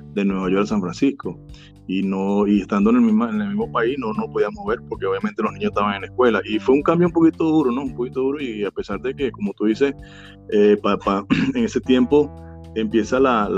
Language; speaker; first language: Spanish; native; Spanish